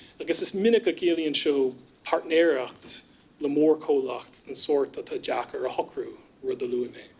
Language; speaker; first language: Irish; non-native, fluent; English